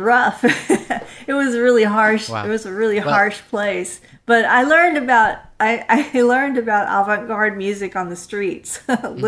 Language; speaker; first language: English; native; English